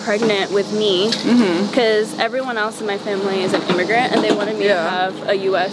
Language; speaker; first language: English; early bilingual, other home language; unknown